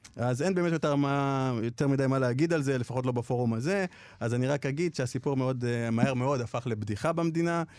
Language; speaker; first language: Hebrew; early bilingual, other home language; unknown